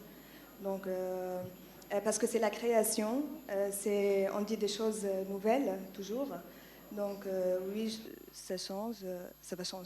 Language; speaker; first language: French; non-native, learner; Arabic